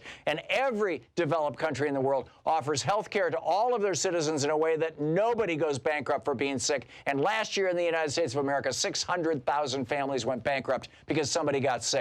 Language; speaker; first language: English; native; English